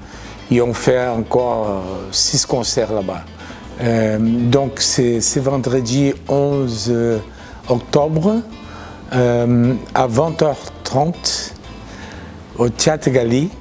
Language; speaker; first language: French; non-native, fluent; Portuguese